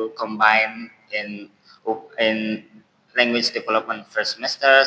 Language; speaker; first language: English; non-native, learner; Indonesian